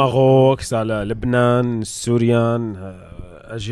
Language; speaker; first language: French; non-native, learner; Arabic